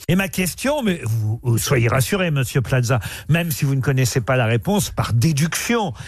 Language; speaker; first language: French; native; French